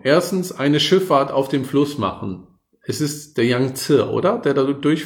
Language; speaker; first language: German; native; German